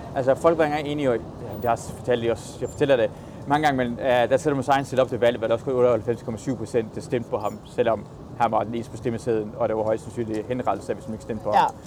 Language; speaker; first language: Danish; early bilingual, other home language; Persian